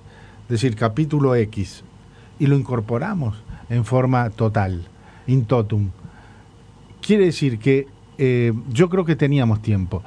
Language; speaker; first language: Spanish; native; Spanish